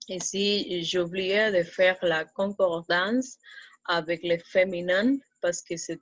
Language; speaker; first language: French; non-native, fluent; Spanish